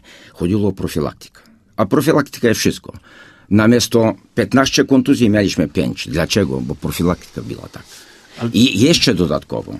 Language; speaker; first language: Polish; non-native, fluent; Bulgarian